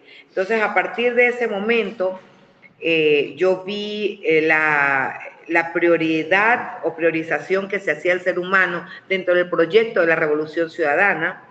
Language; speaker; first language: Spanish; native; Spanish